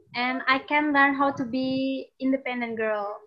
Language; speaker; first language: English; non-native, learner; Indonesian